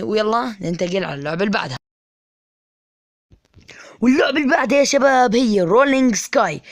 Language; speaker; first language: Arabic; native; Arabic